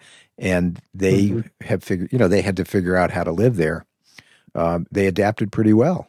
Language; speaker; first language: English; native; English